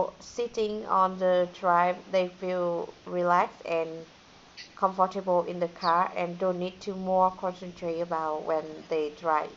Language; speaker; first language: English; non-native, learner; Vietnamese